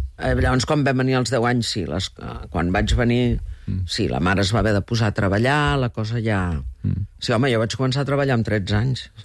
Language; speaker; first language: Catalan; early bilingual, heritage; Catalan